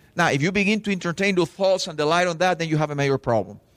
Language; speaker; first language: English; non-native, fluent; Spanish